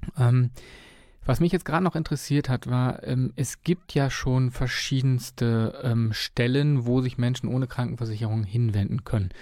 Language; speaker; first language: German; native; German